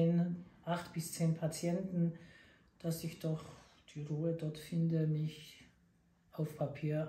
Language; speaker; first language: German; non-native, fluent; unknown